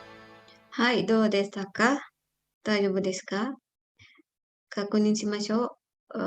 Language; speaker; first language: Japanese; non-native, fluent; Indonesian